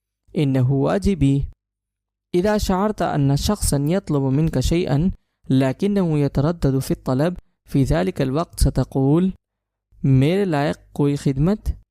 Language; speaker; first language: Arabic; non-native, fluent; Urdu